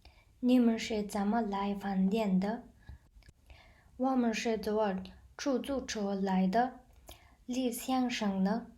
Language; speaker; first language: Chinese; non-native, fluent; Mongolian